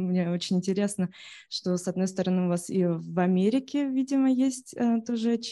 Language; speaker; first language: Russian; early bilingual, heritage; Russian